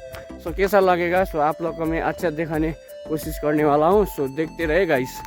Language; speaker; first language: Hindi; non-native, local second language; Nepali